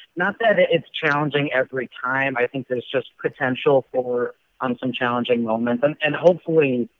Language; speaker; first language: English; native; English